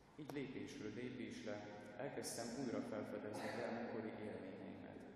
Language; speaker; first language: Hungarian; non-native, fluent; Ukrainian